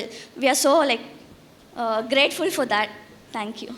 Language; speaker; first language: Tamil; non-native, learner; Kannada